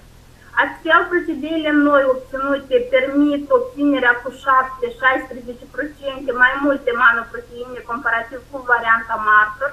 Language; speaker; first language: Romanian; native; Romanian